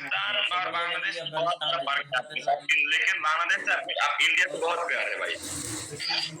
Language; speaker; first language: Hindi; non-native, learner; Bangla